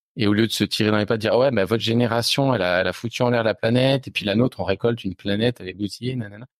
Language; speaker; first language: French; native; French